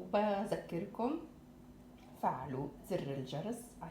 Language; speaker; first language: Arabic; native; Arabic